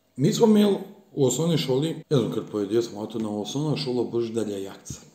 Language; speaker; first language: Slovenian; early bilingual, other home language; Bosnian